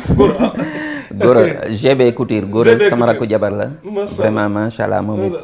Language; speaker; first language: Wolof; native; Wolof